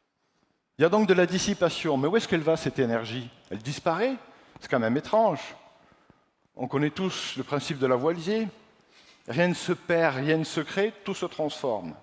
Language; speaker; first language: French; native; French